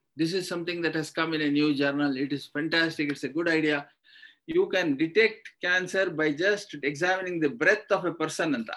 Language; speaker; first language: English; non-native, local second language; Kannada